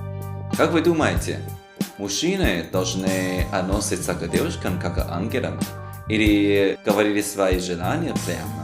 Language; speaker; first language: Russian; non-native, fluent; Chinese